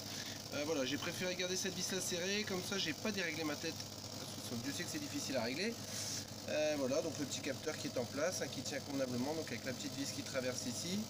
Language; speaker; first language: French; native; French